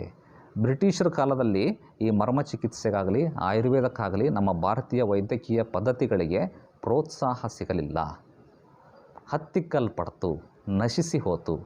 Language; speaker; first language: Kannada; native; Kannada